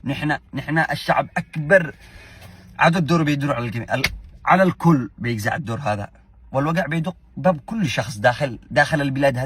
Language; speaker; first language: Arabic; native; Arabic